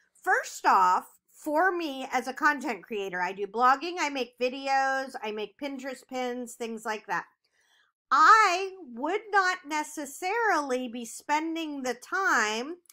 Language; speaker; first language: English; native; English